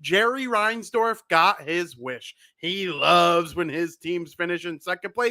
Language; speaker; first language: English; native; English